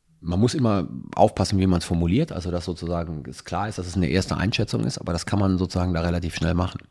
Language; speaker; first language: German; early bilingual, other home language; Italian